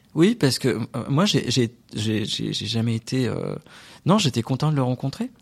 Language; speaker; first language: French; non-native, local second language; Arabic